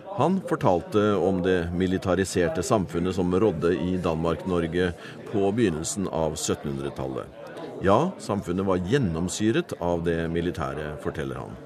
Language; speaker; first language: Norwegian; native; Norwegian